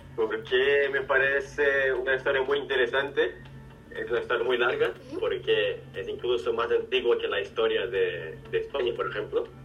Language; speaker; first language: Spanish; non-native, fluent; Japanese